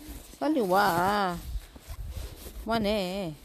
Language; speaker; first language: Korean; non-native, learner; Filipino